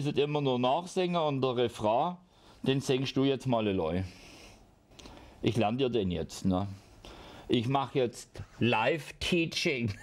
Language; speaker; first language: German; native; German